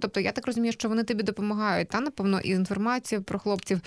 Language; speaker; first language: Ukrainian; native; Ukrainian